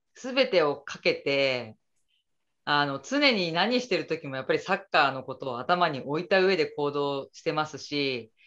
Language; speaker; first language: Japanese; native; Japanese